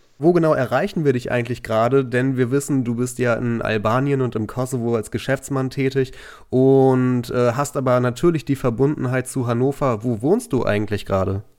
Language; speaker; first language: German; native; German